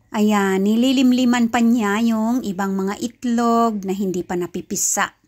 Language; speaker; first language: Filipino; non-native, local second language; Kinaray-a